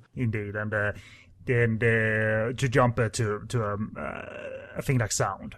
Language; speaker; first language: English; non-native, fluent; Swedish